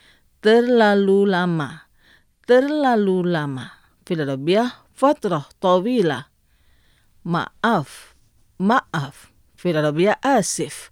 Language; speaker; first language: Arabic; non-native, fluent; Indonesian